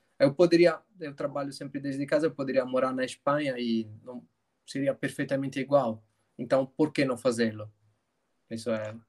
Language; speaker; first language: Portuguese; non-native, fluent; Italian